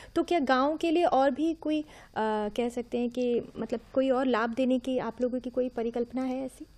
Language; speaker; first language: Hindi; non-native, local second language; Bangla